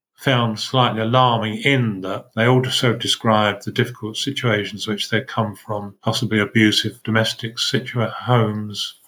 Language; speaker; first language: English; native; English